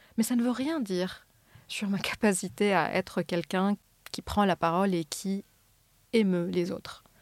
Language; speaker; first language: French; non-native, local second language; Arabic